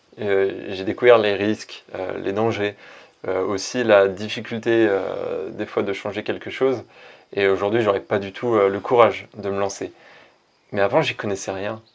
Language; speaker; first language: French; native; French